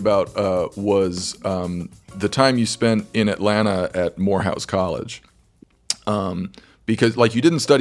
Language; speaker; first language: English; native; English